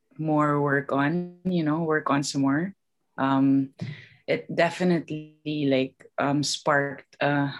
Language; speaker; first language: English; non-native, local second language; Filipino